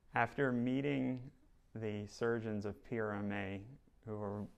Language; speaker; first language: English; native; English